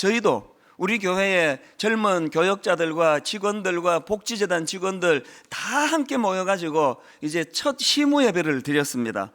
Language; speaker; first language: Korean; native; Korean